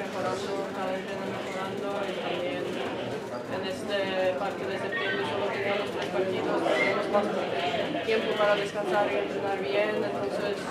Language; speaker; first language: Spanish; non-native, learner; Norwegian